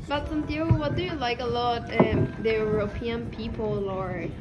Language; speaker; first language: English; non-native, learner; Spanish